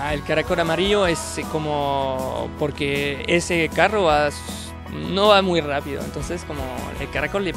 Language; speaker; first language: Spanish; non-native, fluent; French